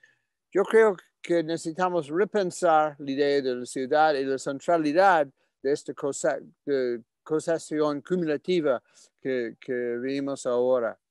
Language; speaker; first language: Spanish; non-native, fluent; English